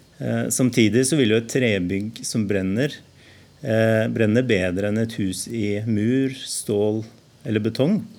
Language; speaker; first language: Norwegian; native; Norwegian